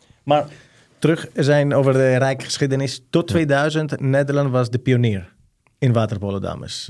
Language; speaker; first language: Dutch; non-native, fluent; Greek